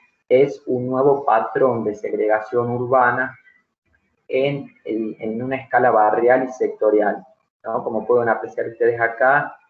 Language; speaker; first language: Spanish; native; Spanish